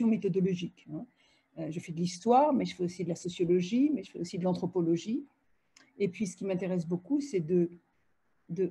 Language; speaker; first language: French; native; French